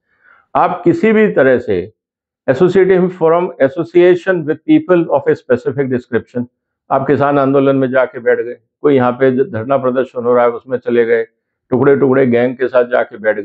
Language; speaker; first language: Hindi; native; Hindi